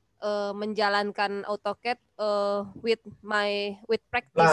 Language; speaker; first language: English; non-native, learner; Indonesian